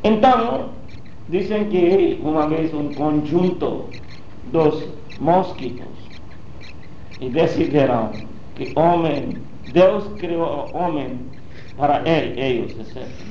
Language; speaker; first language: Portuguese; non-native, learner; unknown